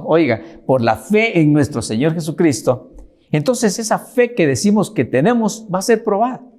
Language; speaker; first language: Spanish; native; Spanish